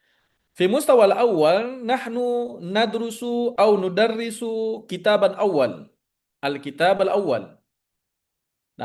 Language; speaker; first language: Arabic; non-native, fluent; Indonesian